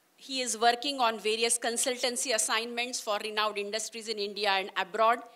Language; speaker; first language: English; non-native, local second language; Marathi